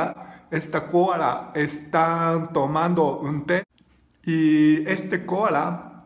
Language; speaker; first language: Spanish; non-native, learner; Japanese